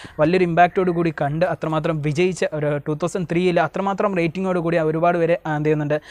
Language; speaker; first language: Malayalam; native; Malayalam